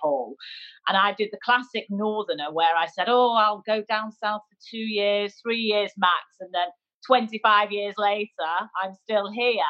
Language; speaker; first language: English; native; English